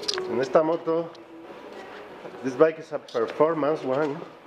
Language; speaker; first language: English; non-native, learner; Spanish